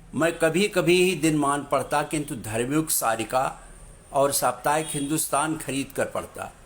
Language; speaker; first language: Hindi; native; Hindi